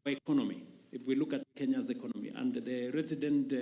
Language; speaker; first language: English; non-native, local second language; Kalenjin